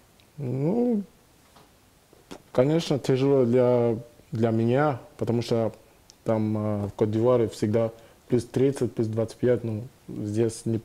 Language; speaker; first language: Russian; non-native, learner; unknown